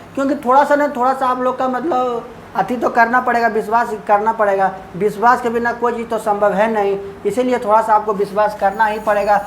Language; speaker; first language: Hindi; native; Hindi